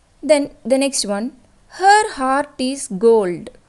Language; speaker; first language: English; non-native, local second language; Malayalam